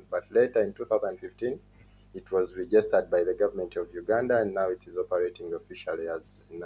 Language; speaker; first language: English; non-native, local second language; Ganda